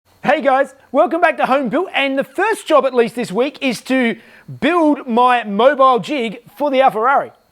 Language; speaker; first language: English; native; English